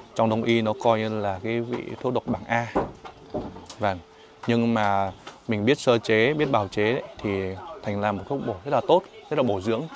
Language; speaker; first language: Vietnamese; non-native, local second language; Tày